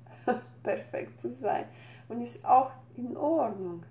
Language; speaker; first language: German; non-native, fluent; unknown